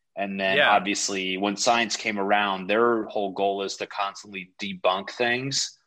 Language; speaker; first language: English; native; English